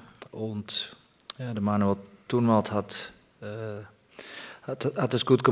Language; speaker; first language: German; non-native, fluent; Dutch